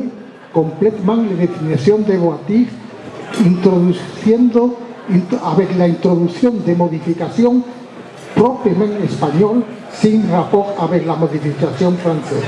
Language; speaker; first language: French; non-native, learner; Spanish